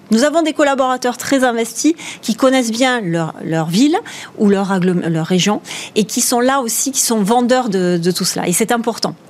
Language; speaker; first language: French; native; French